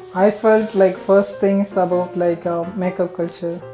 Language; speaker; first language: English; non-native, local second language; Tamil